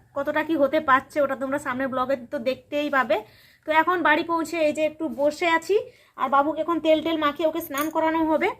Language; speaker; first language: Bangla; non-native, local second language; Santali